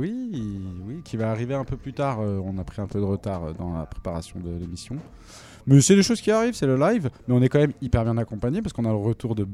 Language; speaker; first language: French; native; French